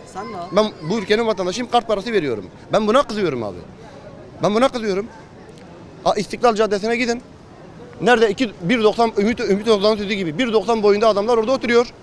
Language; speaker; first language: Turkish; native; Turkish